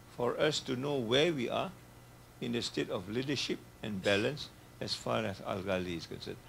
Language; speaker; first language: English; non-native, local second language; Malay